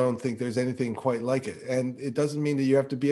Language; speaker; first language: English; native; English